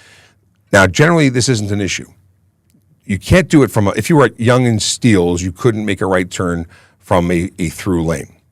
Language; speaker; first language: English; native; English